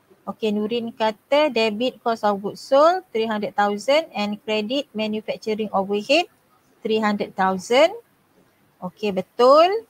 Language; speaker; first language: English; non-native, local second language; Malay